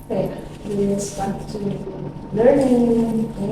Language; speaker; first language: English; non-native, fluent; Indonesian